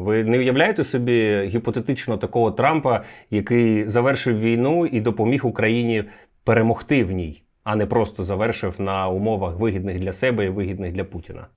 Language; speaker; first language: Ukrainian; native; Ukrainian